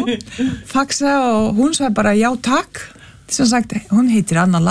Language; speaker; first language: Icelandic; non-native, fluent; Lithuanian